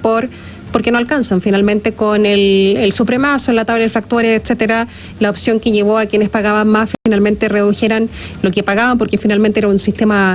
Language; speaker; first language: Spanish; native; Spanish